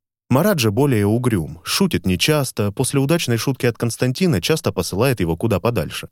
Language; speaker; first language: Russian; native; Russian